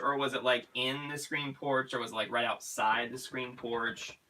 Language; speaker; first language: English; native; English